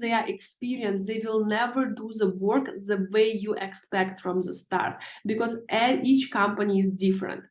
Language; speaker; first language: English; non-native, fluent; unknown